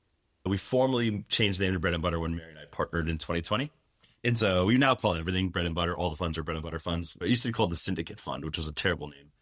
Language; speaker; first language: English; native; English